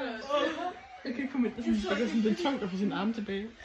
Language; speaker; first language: Danish; native; Danish